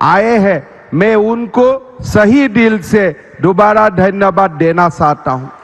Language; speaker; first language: Hindi; non-native, local second language; Assamese